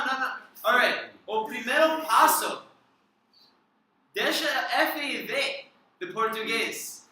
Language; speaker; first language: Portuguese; non-native, learner; English